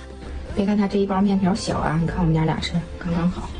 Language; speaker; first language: Chinese; native; Chinese